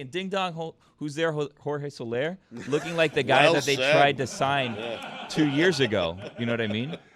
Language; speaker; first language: English; native; English